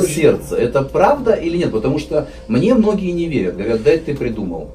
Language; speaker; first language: Russian; native; Russian